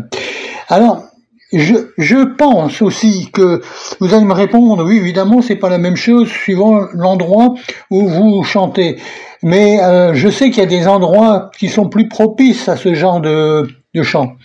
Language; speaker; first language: French; native; French